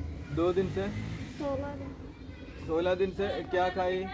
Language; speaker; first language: Hindi; non-native, local second language; Malayalam